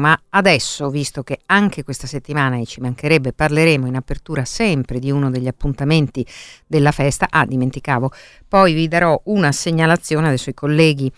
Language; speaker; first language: Italian; native; Italian